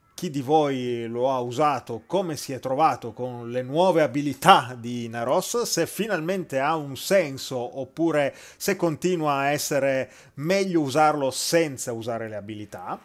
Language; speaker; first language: Italian; native; Italian